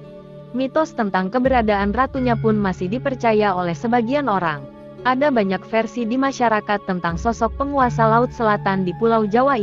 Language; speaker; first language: Indonesian; native; Indonesian